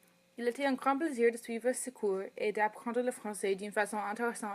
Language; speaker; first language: French; non-native, fluent; English